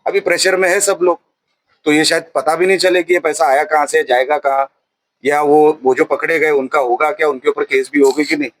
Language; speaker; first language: Hindi; non-native, local second language; Marathi